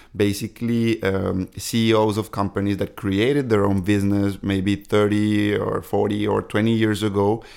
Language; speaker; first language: English; non-native, fluent; Spanish